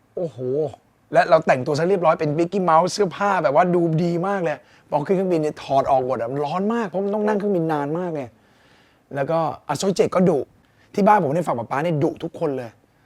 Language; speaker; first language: Thai; native; Thai